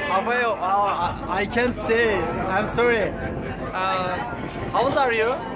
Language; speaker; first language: English; non-native, learner; Turkish